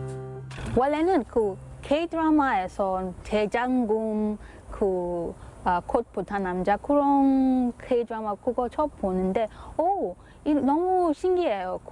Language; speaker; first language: Korean; non-native, learner; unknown